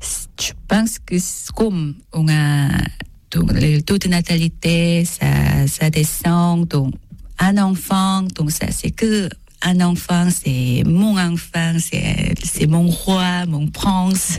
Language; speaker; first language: French; non-native, learner; Korean